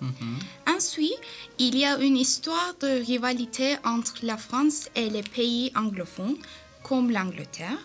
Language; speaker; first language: French; non-native, learner; Turkish